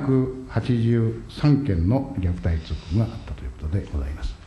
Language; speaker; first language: Japanese; native; Japanese